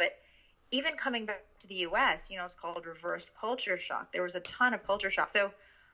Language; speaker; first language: English; early bilingual, other home language; Japanese